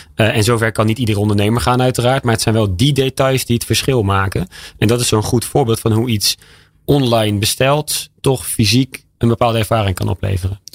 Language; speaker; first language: Dutch; native; Dutch